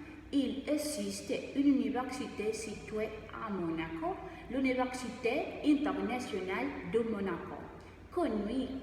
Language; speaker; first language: French; non-native, learner; Spanish